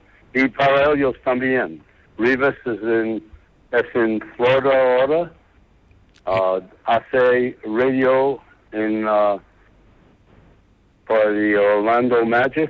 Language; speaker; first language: Spanish; non-native, learner; English